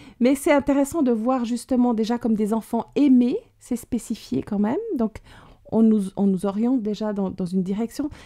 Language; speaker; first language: French; native; French